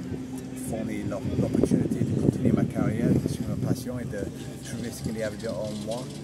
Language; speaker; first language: French; non-native, fluent; English